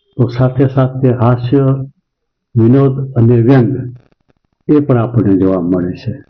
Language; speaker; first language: Gujarati; non-native, local second language; Kachhi